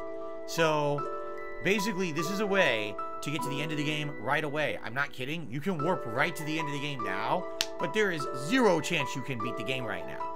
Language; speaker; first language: English; native; English